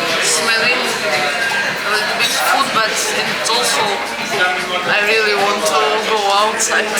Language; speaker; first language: English; non-native, fluent; Russian